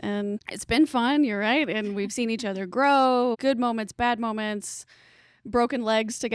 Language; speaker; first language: English; native; English